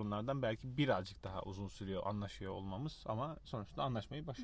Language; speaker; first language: Turkish; native; Turkish